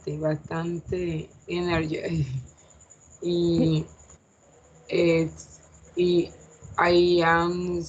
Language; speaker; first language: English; non-native, learner; Spanish